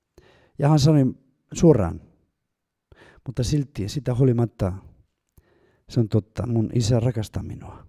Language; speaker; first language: Finnish; non-native, fluent; Spanish